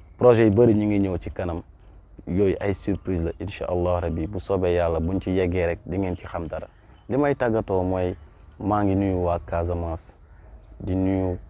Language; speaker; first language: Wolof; non-native, local second language; Mandingo